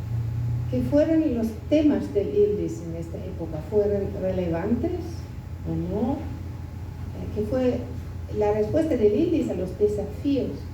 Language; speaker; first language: Spanish; non-native, fluent; German